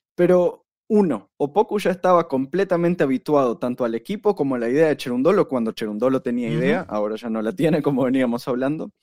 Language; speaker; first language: Spanish; native; Spanish